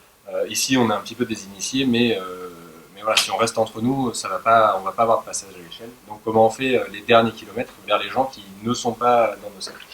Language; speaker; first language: French; native; French